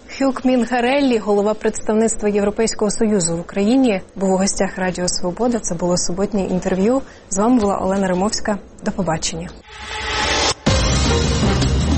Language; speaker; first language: Ukrainian; native; Ukrainian